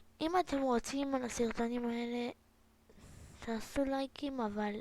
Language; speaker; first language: Hebrew; native; Hebrew